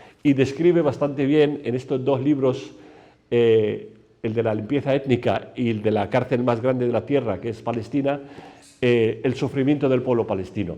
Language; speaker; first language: Spanish; non-native, fluent; Arabic